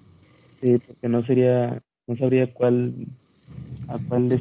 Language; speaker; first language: Spanish; native; Spanish